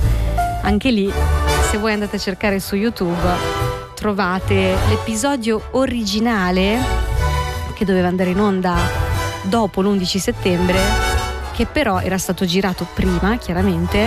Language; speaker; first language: Italian; native; Italian